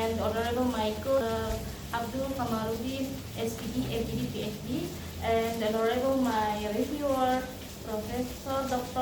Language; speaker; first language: English; non-native, learner; Indonesian